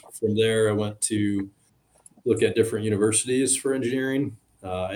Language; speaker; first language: English; native; English